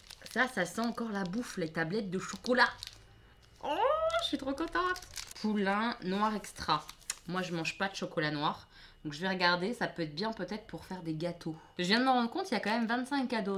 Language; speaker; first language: French; native; French